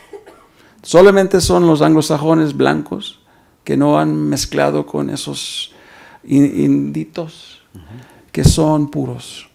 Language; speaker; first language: Spanish; early bilingual, heritage; Spanish